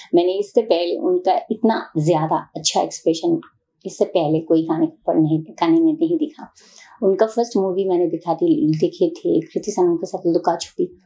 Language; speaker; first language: Hindi; non-native, learner; Bangla